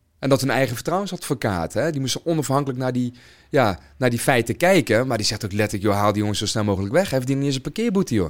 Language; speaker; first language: Dutch; native; Dutch